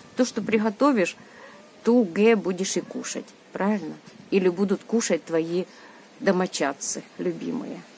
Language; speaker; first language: Russian; native; Russian